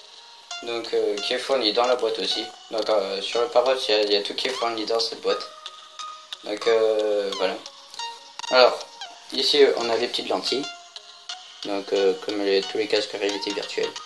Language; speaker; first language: French; native; French